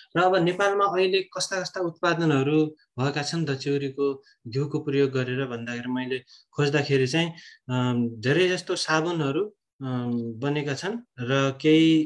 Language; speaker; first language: Nepali; native; Nepali